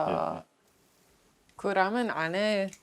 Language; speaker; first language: Korean; early bilingual, heritage; Korean